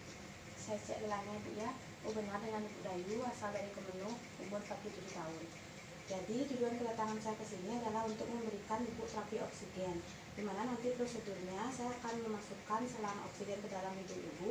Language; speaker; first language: Indonesian; native; Indonesian